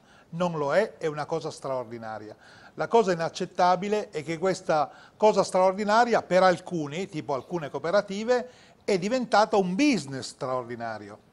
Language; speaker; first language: Italian; native; Italian